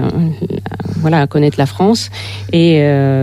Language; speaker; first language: French; non-native, fluent; Russian